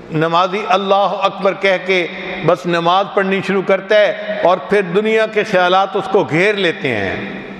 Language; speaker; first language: Urdu; non-native, local second language; Punjabi